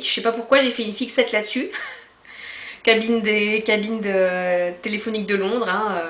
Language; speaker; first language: French; native; French